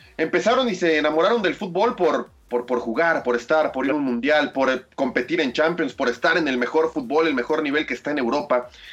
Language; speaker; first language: Spanish; native; Spanish